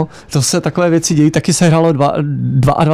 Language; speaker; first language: Czech; native; Czech